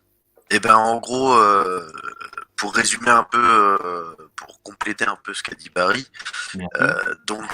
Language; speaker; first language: French; native; French